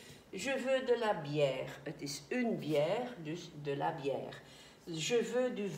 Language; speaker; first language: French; non-native, fluent; Dutch